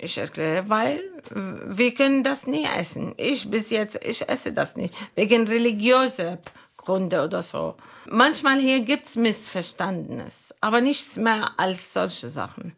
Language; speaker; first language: German; non-native, learner; Arabic